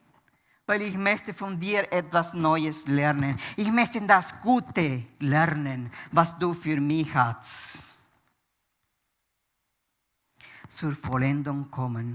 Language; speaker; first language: German; non-native, fluent; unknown